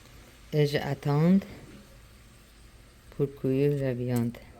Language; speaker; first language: French; non-native, learner; Persian